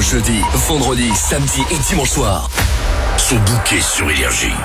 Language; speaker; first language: French; native; French